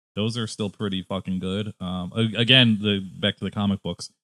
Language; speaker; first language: English; native; English